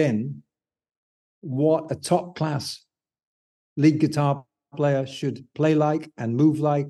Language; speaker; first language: English; native; English